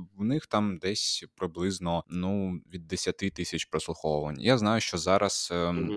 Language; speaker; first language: Ukrainian; non-native, local second language; Russian